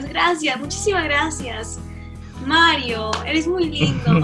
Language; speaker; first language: Spanish; early bilingual, heritage; Spanish